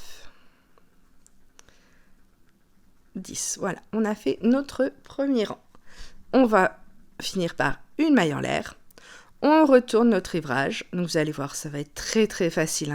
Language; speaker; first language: French; native; French